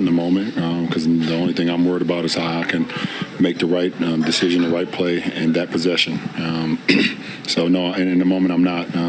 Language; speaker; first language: English; native; English